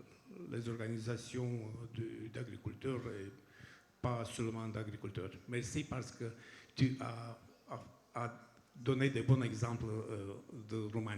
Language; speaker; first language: French; non-native, fluent; Romanian